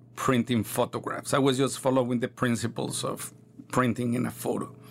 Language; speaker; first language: English; non-native, fluent; Spanish